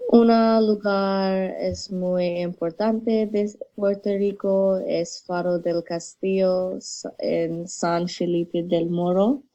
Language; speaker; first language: Spanish; non-native, learner; English